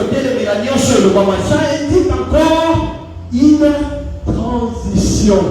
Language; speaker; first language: French; non-native, local second language; Lingala